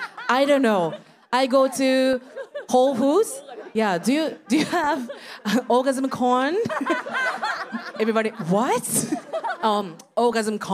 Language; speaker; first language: English; non-native, learner; Japanese